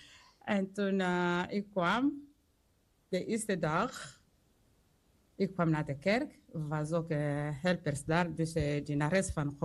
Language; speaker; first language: Dutch; non-native, learner; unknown